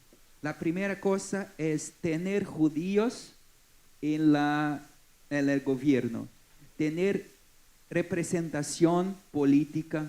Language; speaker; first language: Spanish; non-native, fluent; Portuguese